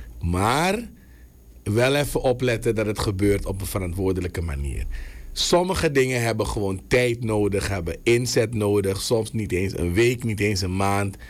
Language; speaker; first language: Dutch; native; Dutch